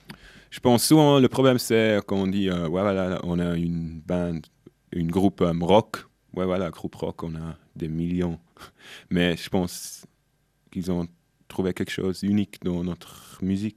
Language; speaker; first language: French; non-native, local second language; German